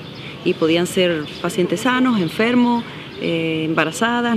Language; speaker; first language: Spanish; native; Spanish